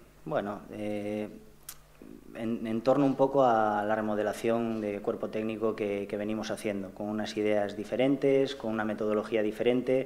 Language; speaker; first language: Spanish; native; Spanish